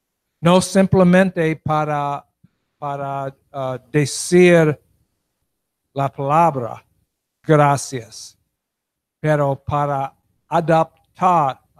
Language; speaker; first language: Spanish; non-native, learner; English